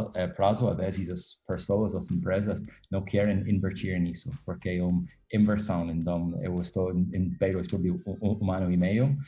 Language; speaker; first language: Portuguese; non-native, fluent; English